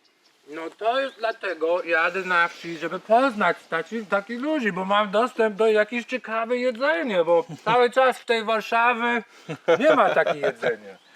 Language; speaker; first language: Polish; non-native, learner; English